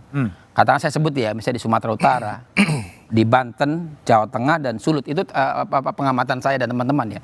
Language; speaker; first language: Indonesian; native; Indonesian